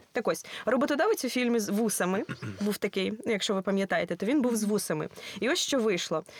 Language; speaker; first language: Ukrainian; non-native, local second language; Russian